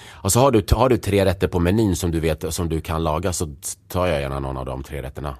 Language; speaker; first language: Swedish; early bilingual, other home language; Czech